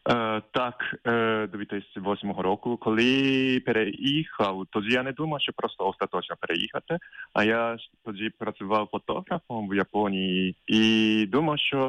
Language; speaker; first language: Ukrainian; non-native, fluent; Japanese